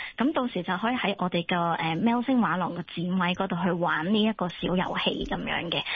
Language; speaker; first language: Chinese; non-native, local second language; Cantonese